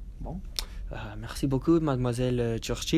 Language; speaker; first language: French; non-native, learner; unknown